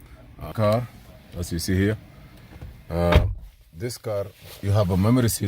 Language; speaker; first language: English; non-native, fluent; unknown